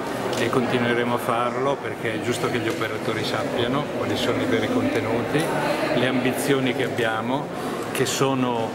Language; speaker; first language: Italian; native; Italian